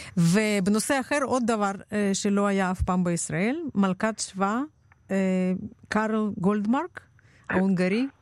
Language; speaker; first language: Hebrew; non-native, fluent; Russian